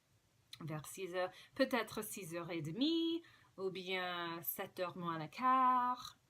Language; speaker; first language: French; non-native, fluent; English